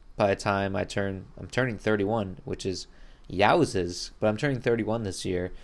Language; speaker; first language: English; native; English